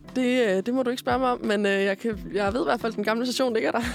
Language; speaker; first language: Danish; native; Danish